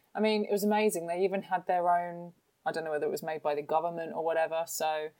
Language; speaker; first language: English; native; English